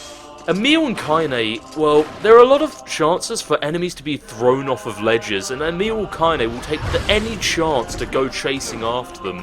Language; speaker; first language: English; native; English